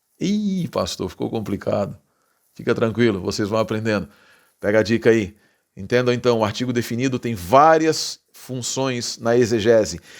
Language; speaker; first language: Portuguese; native; Portuguese